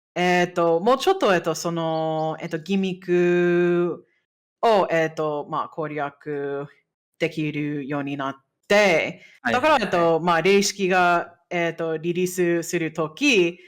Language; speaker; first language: Japanese; non-native, fluent; English